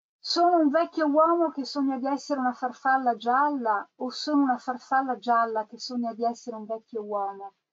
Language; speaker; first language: Italian; native; Italian